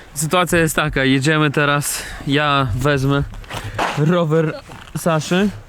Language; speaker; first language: Polish; non-native, fluent; Russian